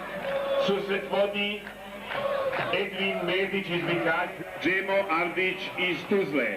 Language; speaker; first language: Bosnian; native; Bosnian